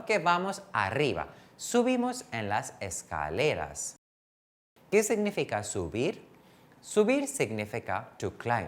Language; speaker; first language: Spanish; non-native, fluent; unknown